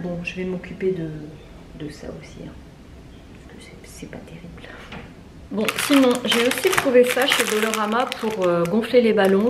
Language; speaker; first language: French; native; French